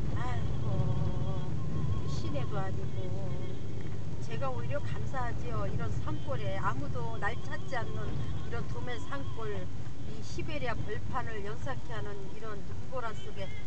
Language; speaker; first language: Korean; native; Korean